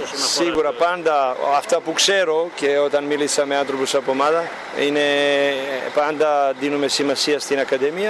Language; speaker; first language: Greek; non-native, learner; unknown